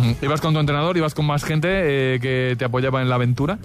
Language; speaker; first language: Spanish; native; Spanish